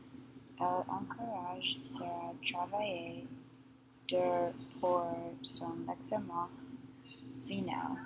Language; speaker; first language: French; non-native, learner; English